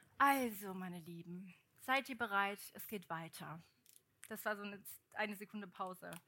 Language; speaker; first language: German; early bilingual, other home language; Portuguese